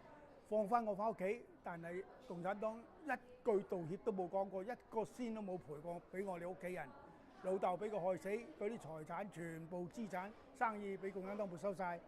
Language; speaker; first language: Cantonese; native; Cantonese